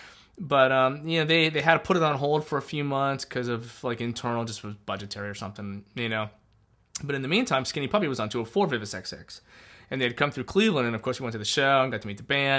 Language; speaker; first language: English; native; English